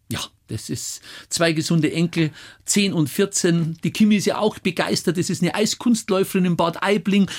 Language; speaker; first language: German; native; German